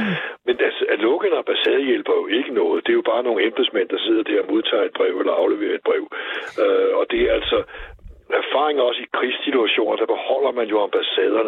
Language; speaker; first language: Danish; native; Danish